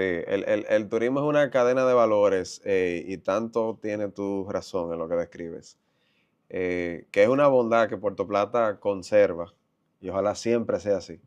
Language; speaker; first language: Spanish; native; Spanish